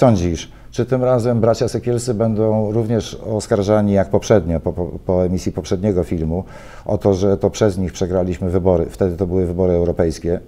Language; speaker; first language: Polish; native; Polish